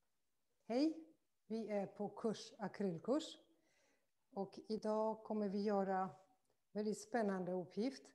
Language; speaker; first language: Swedish; non-native, fluent; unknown